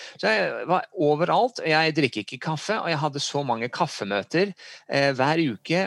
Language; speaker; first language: Norwegian; early bilingual, heritage; English